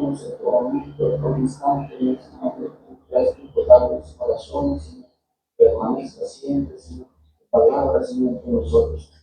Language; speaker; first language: Spanish; native; Spanish